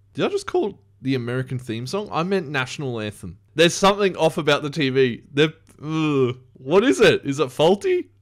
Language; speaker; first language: English; native; English